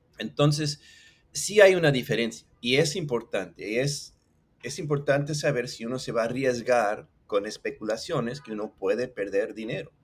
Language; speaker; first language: Spanish; early bilingual, other home language; English